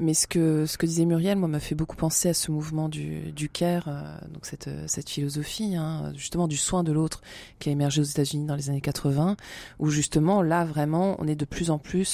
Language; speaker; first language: French; native; French